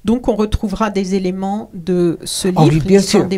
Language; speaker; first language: French; native; French